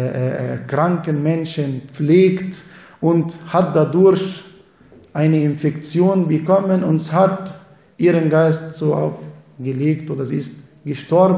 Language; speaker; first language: German; non-native, fluent; Arabic